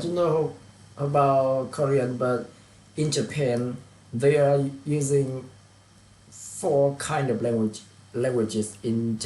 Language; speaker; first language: English; non-native, learner; Vietnamese